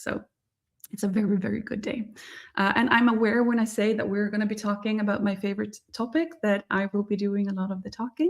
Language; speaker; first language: English; non-native, fluent; Swedish